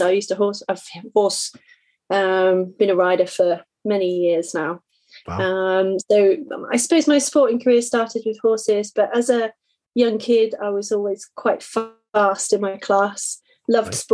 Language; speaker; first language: English; native; English